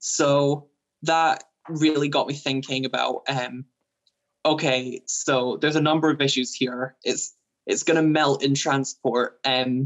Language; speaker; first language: English; native; English